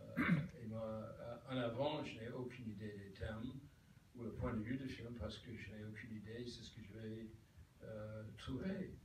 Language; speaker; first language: French; non-native, fluent; English